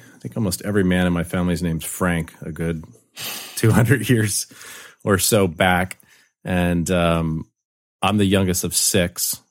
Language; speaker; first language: English; native; English